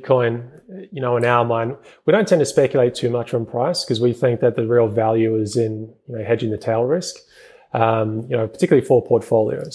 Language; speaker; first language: English; native; English